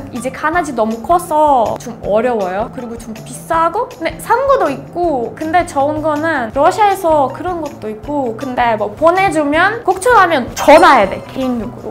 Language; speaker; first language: Korean; non-native, fluent; Russian